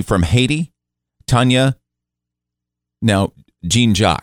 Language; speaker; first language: English; native; English